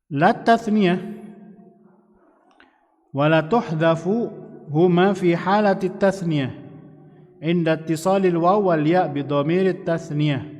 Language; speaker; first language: Arabic; non-native, fluent; Indonesian